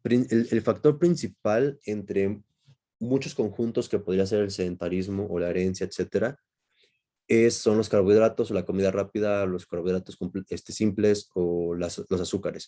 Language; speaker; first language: Spanish; native; Spanish